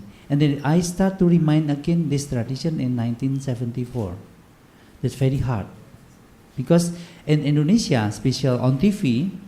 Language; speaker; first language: English; non-native, learner; Indonesian